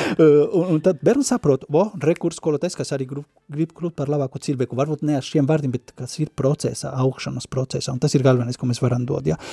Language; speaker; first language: Latvian; non-native, fluent; Spanish